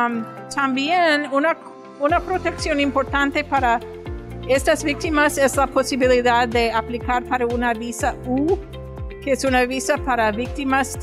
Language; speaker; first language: Spanish; non-native, fluent; English